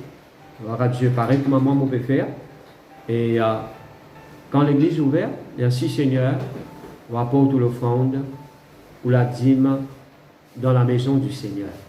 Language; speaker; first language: French; non-native, local second language; Morisyen